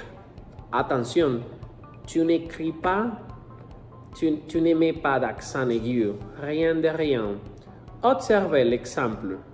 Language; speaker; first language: French; non-native, fluent; Spanish